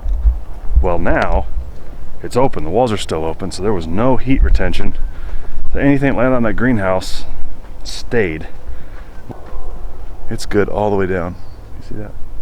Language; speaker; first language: English; native; English